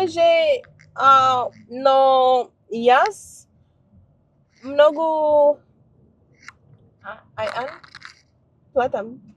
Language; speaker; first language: Macedonian; non-native, learner; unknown